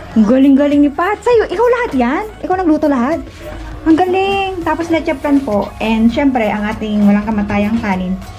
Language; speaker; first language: Filipino; native; Filipino